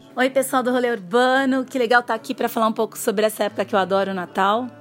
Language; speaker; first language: Portuguese; native; Portuguese